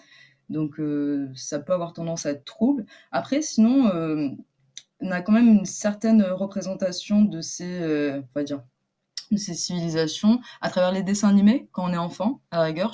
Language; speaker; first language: French; native; French